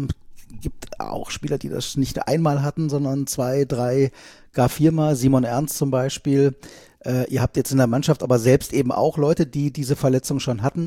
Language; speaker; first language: German; native; German